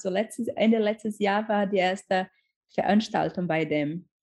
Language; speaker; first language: German; non-native, learner; Portuguese